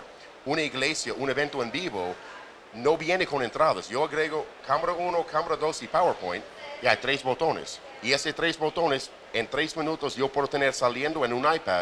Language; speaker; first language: Spanish; non-native, fluent; English